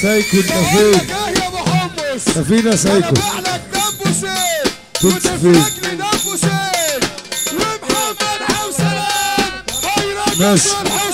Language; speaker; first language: Arabic; native; Arabic